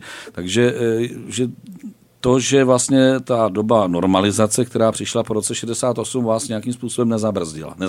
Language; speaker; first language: Czech; native; Czech